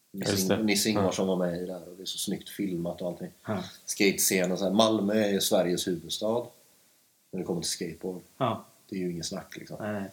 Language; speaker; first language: Swedish; native; Swedish